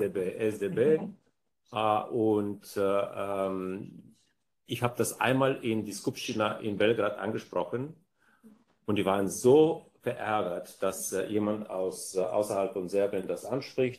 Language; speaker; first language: German; non-native, fluent; Bulgarian